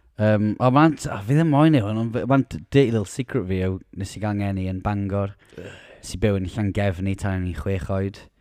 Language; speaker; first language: Welsh; native; Welsh